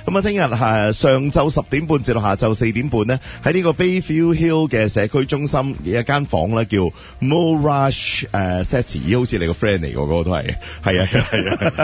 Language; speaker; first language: Cantonese; native; Cantonese